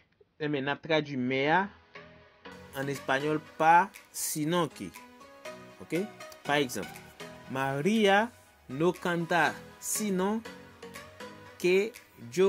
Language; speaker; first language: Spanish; non-native, fluent; Haitian Creole